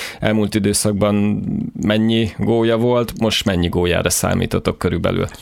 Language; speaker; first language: Hungarian; native; Hungarian